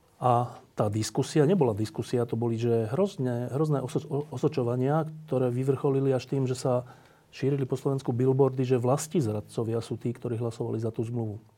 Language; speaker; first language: Slovak; native; Slovak